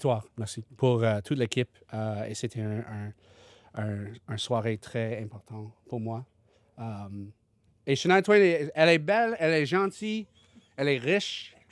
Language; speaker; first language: French; non-native, learner; English